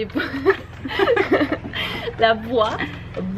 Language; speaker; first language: French; native; French